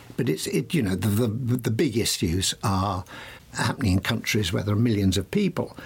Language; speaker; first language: English; native; English